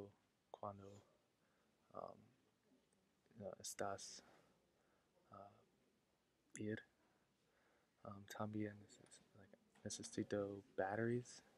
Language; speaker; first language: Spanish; non-native, learner; English